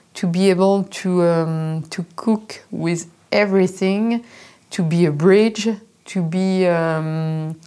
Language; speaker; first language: English; non-native, fluent; French